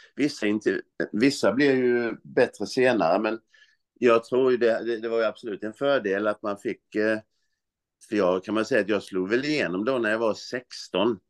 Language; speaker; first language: Swedish; native; Swedish